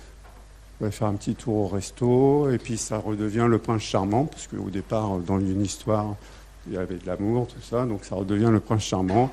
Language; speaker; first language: French; native; French